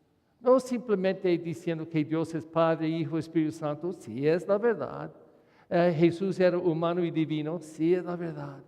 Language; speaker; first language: Spanish; non-native, fluent; English